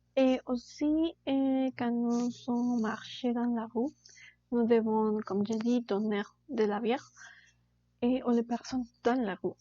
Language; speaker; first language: French; non-native, learner; Spanish